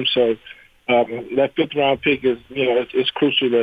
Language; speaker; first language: English; native; English